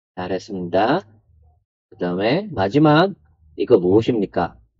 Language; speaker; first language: Korean; non-native, learner; Filipino